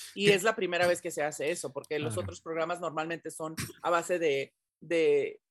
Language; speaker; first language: Spanish; early bilingual, heritage; Spanish